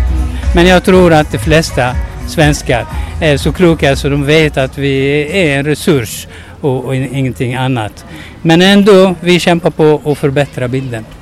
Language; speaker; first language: Swedish; non-native, fluent; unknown